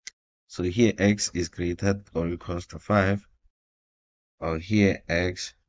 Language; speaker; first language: English; non-native, local second language; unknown